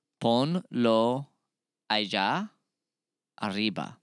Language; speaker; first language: Spanish; non-native, learner; English